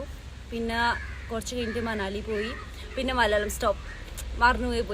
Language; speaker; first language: Malayalam; non-native, local second language; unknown